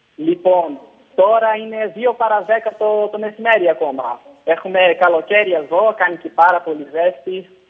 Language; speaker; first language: Greek; non-native, fluent; Portuguese